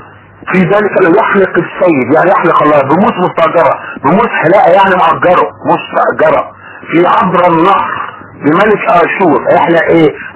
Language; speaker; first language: Arabic; native; Arabic